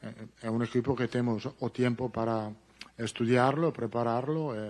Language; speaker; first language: Portuguese; non-native, fluent; Italian